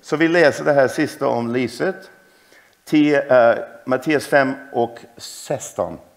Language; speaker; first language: Swedish; non-native, fluent; English